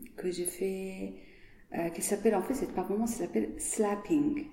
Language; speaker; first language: French; non-native, learner; Persian